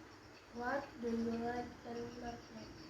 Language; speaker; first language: English; non-native, learner; Indonesian